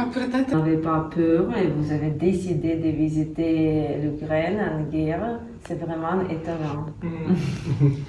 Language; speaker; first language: French; non-native, learner; Ukrainian